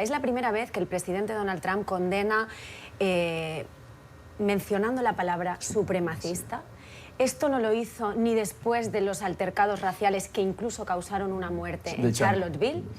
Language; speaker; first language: Spanish; native; Spanish